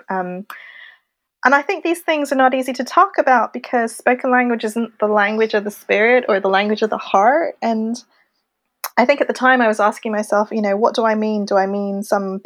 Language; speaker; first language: English; native; English